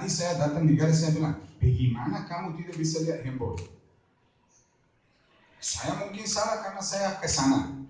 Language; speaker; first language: Indonesian; non-native, fluent; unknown